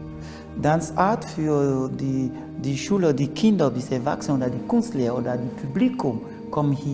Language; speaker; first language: German; non-native, learner; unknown